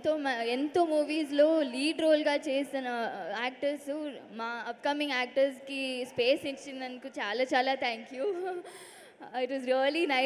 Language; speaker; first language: Telugu; non-native, learner; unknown